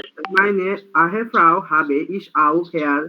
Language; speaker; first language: German; non-native, learner; Bangla